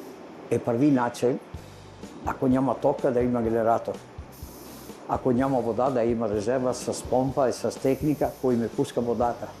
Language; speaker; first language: Bulgarian; non-native, learner; Italian